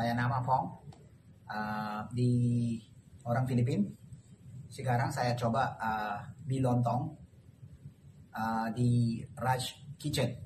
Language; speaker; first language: Indonesian; non-native, learner; Filipino